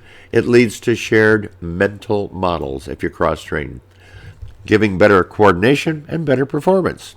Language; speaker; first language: English; native; English